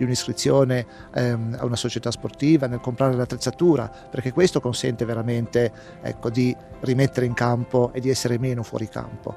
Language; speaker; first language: Italian; native; Italian